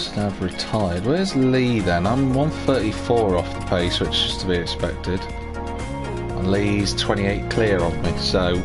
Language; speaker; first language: English; native; English